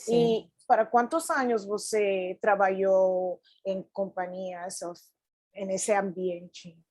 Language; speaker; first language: Portuguese; non-native, fluent; Spanish